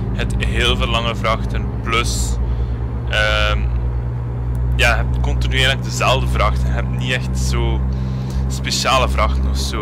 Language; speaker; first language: Dutch; native; Dutch